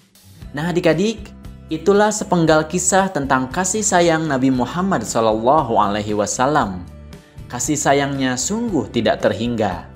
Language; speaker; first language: Indonesian; native; Indonesian